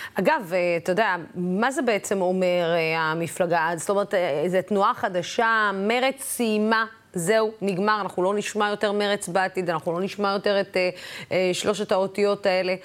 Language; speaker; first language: Hebrew; non-native, local second language; Arabic